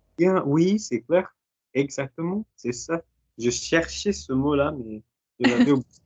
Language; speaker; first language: French; non-native, fluent; Portuguese